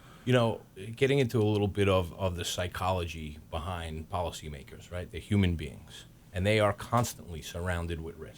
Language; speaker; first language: English; native; English